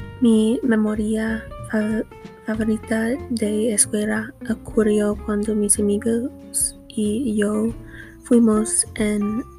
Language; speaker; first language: Spanish; non-native, learner; English